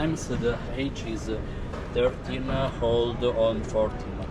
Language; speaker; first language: English; non-native, learner; Italian